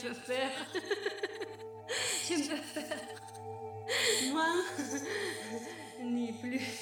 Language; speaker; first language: French; non-native, learner; Spanish